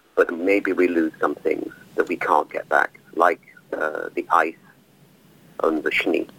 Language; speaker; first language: English; native; English